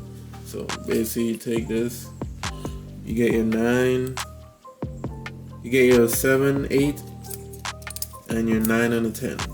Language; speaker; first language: English; native; English